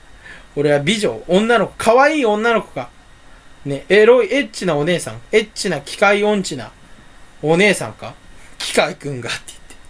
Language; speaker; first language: Japanese; native; Japanese